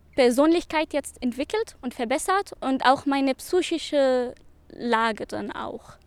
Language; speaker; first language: German; non-native, fluent; Arabic